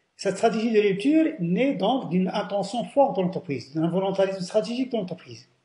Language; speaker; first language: French; non-native, local second language; Arabic